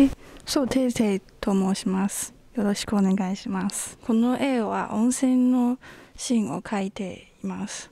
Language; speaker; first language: Japanese; non-native, learner; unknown